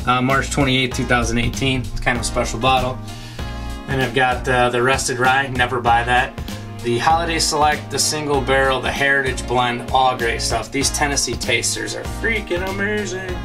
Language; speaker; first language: English; native; English